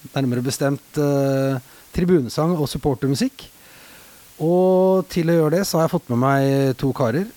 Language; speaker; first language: Norwegian; native; Norwegian